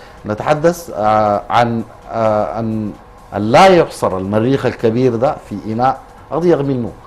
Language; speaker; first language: Arabic; native; Arabic